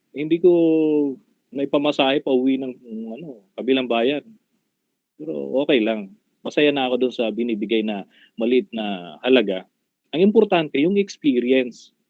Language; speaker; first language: Filipino; non-native, local second language; Bikol